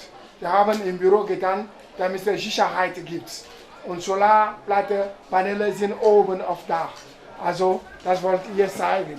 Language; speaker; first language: German; non-native, learner; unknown